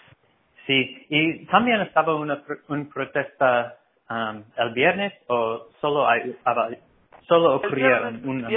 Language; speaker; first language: Spanish; non-native, fluent; English